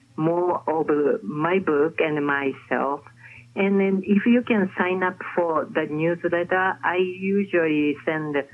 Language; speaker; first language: English; non-native, fluent; Japanese